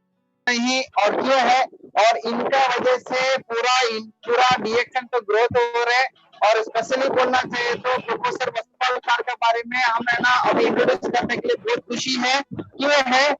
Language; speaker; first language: Hindi; non-native, local second language; Tamil